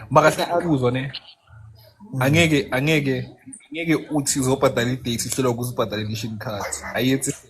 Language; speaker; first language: Zulu; native; Zulu